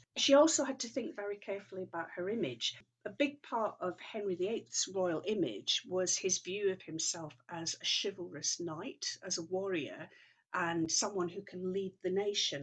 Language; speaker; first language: English; native; English